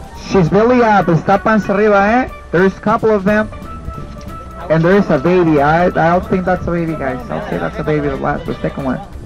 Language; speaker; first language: English; non-native, fluent; Spanish